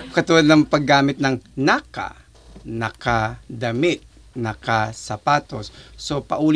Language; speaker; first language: Filipino; native; Filipino